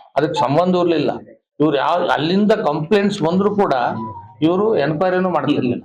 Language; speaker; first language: Kannada; native; Kannada